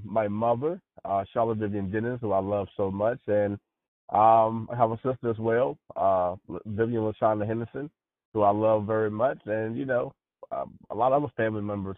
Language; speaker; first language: English; native; English